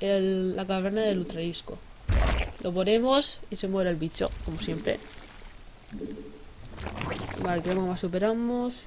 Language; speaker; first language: Spanish; native; Spanish